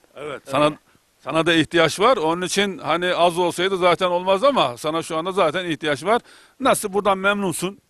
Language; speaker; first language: Turkish; native; Turkish